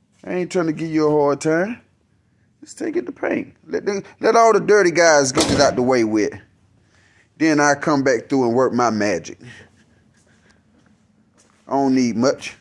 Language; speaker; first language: English; native; English